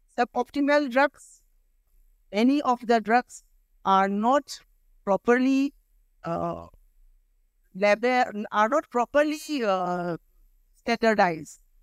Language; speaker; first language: English; non-native, local second language; Manipuri